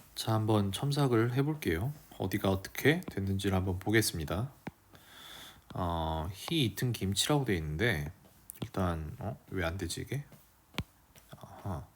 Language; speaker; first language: Korean; native; Korean